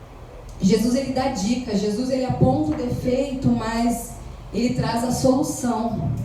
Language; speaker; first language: Portuguese; native; Portuguese